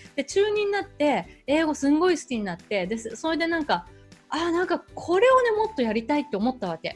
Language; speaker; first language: Japanese; native; Japanese